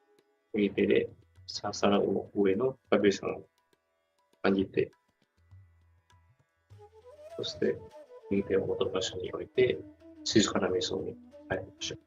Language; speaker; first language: Japanese; non-native, fluent; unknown